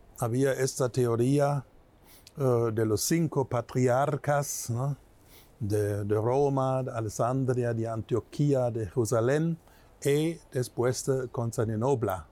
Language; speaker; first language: Spanish; non-native, fluent; German